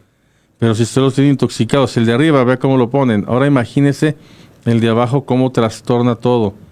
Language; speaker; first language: Spanish; native; Spanish